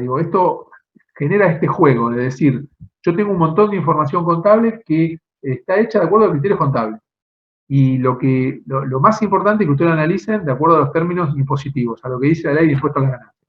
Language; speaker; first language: Spanish; native; Spanish